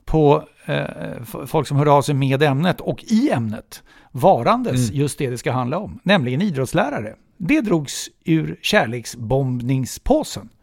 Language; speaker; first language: Swedish; native; Swedish